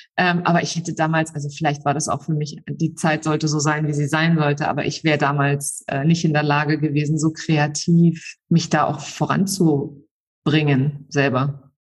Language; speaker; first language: German; native; German